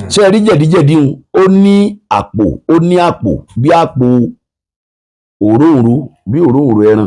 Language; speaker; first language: Yoruba; native; Yoruba